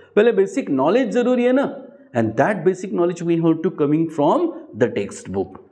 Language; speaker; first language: Hindi; non-native, local second language; Marathi